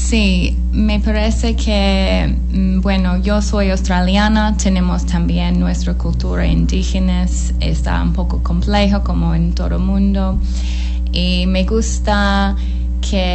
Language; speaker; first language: Spanish; non-native, fluent; English